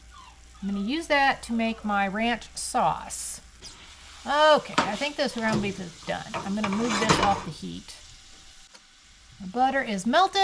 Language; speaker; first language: English; native; English